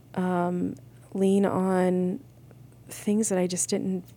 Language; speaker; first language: English; native; English